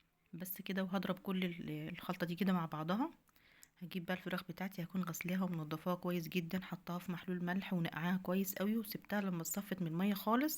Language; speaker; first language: Arabic; native; Arabic